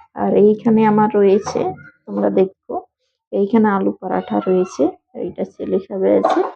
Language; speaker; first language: Bangla; non-native, local second language; Santali